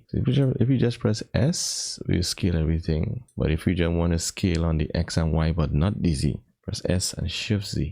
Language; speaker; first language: English; native; English